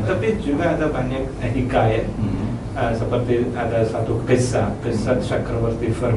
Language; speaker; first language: Indonesian; non-native, learner; Malayalam